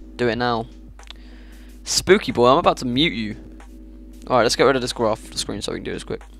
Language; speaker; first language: English; native; English